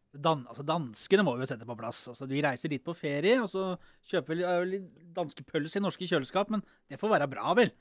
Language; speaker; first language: Norwegian; native; Norwegian